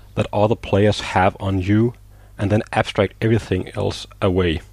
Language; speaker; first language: English; non-native, fluent; Danish